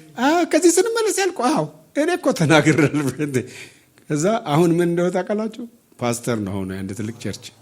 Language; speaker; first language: Amharic; non-native, local second language; Oromo